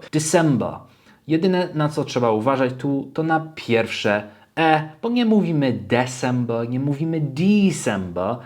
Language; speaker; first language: Polish; early bilingual, heritage; Polish